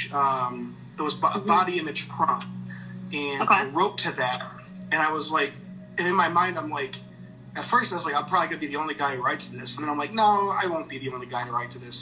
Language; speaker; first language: English; native; English